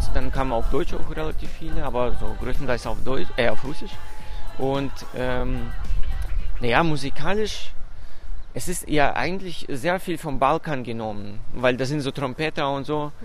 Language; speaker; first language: German; non-native, fluent; Russian